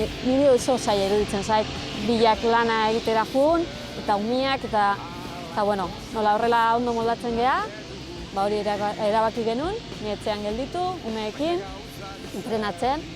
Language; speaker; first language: Basque; non-native, learner; Spanish